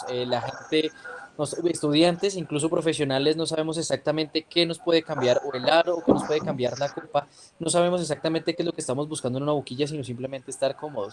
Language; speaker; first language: Spanish; native; Spanish